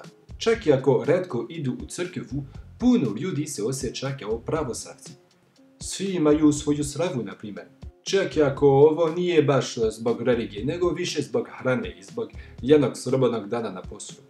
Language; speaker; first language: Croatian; non-native, fluent; French